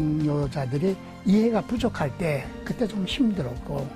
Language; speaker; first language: Korean; native; Korean